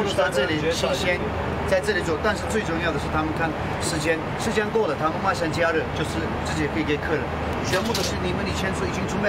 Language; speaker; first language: Chinese; non-native, fluent; Turkish